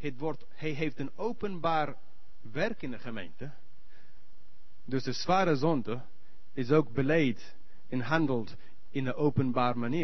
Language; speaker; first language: Dutch; non-native, learner; English